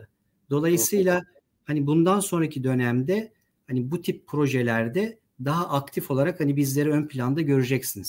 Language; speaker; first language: Turkish; native; Turkish